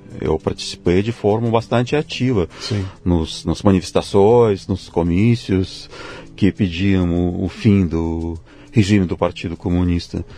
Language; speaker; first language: Portuguese; non-native, fluent; Russian